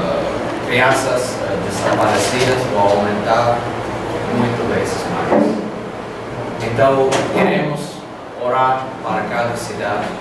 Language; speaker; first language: Portuguese; non-native, learner; Spanish